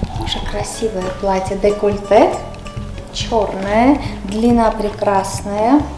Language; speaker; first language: Russian; non-native, local second language; Armenian